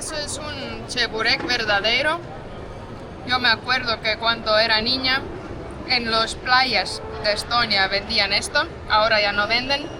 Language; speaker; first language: Spanish; non-native, fluent; Estonian